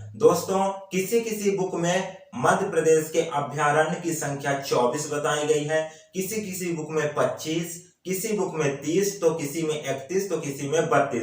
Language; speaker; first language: Hindi; native; Hindi